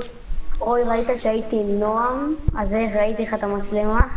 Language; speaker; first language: Hebrew; native; Hebrew